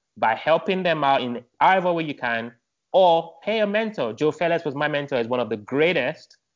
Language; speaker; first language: English; non-native, local second language; Yoruba